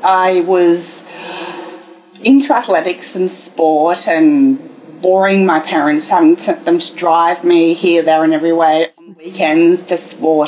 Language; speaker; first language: English; native; English